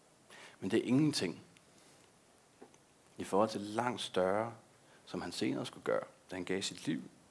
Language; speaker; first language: Danish; native; Danish